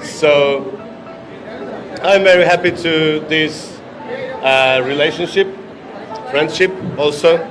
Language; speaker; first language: English; non-native, learner; Turkish